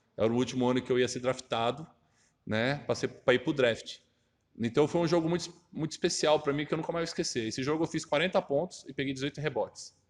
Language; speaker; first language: Portuguese; native; Portuguese